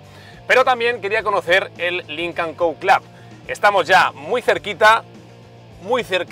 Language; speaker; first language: Spanish; native; Spanish